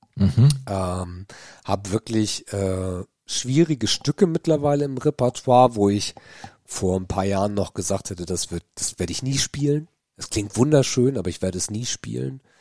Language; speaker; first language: German; native; German